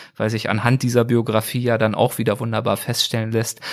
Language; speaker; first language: German; native; German